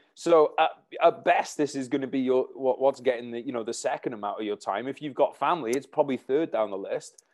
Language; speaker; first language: English; native; English